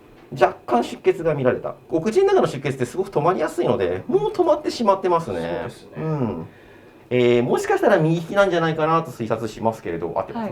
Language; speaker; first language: Japanese; native; Japanese